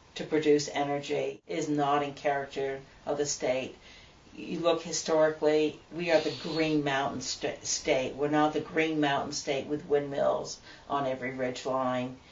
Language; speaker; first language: English; native; English